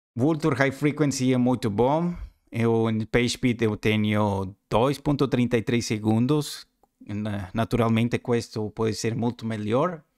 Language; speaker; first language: Portuguese; non-native, learner; Spanish